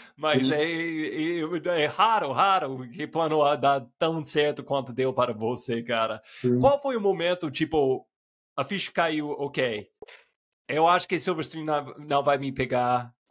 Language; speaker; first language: Portuguese; non-native, fluent; English